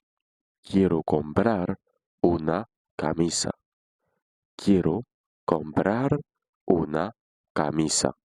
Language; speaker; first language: Spanish; non-native, fluent; Haitian Creole